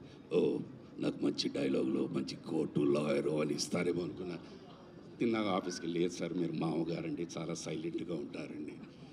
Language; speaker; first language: Telugu; native; Telugu